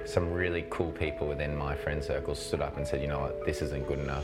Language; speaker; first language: English; native; English